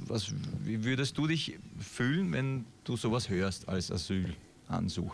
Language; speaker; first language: German; native; German